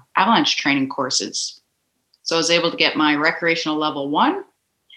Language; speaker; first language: English; native; English